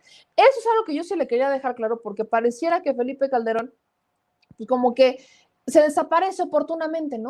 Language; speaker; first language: Spanish; native; Spanish